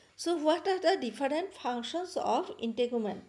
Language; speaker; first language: English; non-native, local second language; Assamese